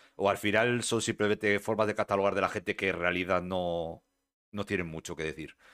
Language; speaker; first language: Spanish; native; Spanish